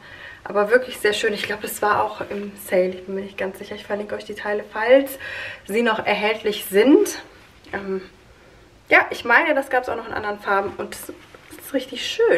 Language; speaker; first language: German; native; German